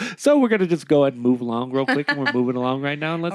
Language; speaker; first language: English; native; English